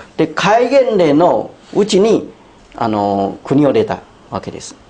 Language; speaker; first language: Japanese; non-native, fluent; Chinese